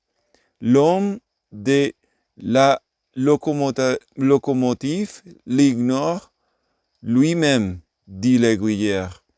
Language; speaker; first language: French; non-native, learner; English